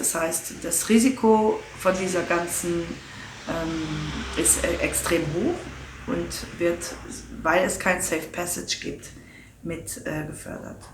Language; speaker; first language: German; non-native, local second language; Luxembourgish